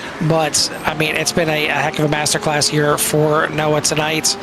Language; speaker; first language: English; native; English